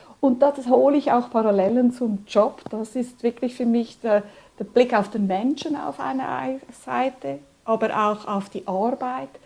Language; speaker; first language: German; early bilingual, other home language; Spanish